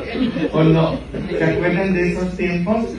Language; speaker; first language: Spanish; non-native, fluent; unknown